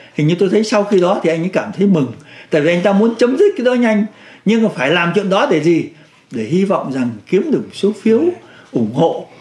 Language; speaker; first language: Vietnamese; native; Vietnamese